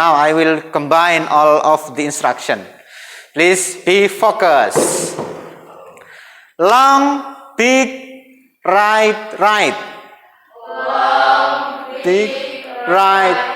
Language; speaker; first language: English; non-native, fluent; Indonesian